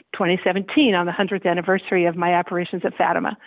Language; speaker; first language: English; native; English